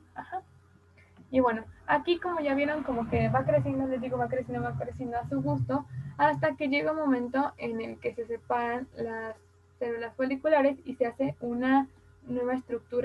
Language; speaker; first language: Spanish; native; Spanish